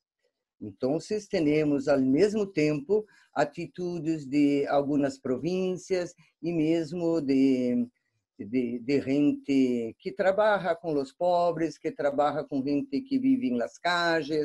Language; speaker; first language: Spanish; non-native, fluent; Portuguese